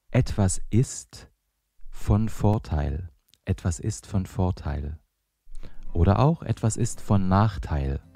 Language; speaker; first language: German; non-native, fluent; Persian